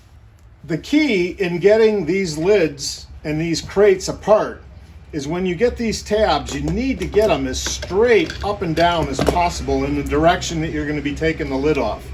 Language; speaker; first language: English; native; English